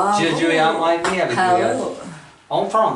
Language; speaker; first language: French; non-native, fluent; English